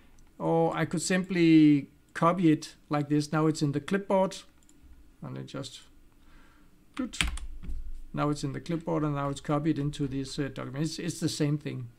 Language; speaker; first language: English; non-native, fluent; Danish